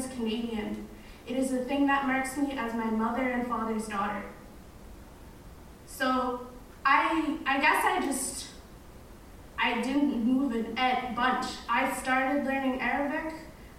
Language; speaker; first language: English; non-native, fluent; Arabic